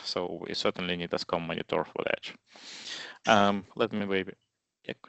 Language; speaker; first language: English; non-native, fluent; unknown